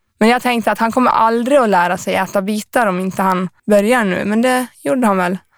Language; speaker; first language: Swedish; native; Swedish